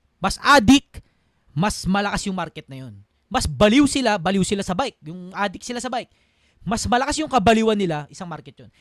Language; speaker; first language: Filipino; native; Filipino